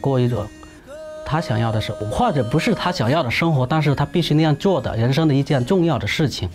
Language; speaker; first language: Chinese; non-native, local second language; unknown